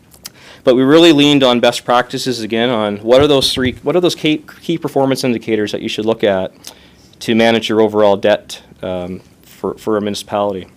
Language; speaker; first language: English; native; English